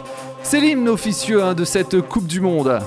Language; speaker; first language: French; native; French